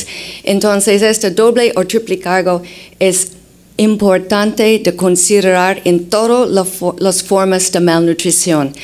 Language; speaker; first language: Spanish; non-native, fluent; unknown